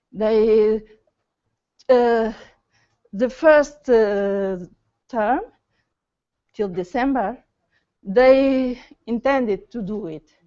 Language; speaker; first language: English; non-native, learner; Portuguese